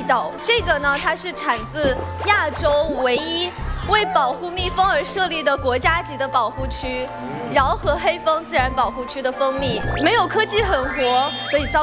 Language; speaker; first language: Chinese; native; Chinese